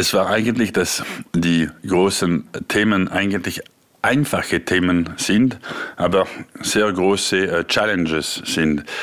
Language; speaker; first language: German; non-native, local second language; French